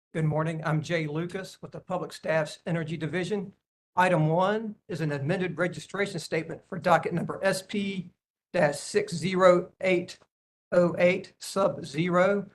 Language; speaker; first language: English; native; English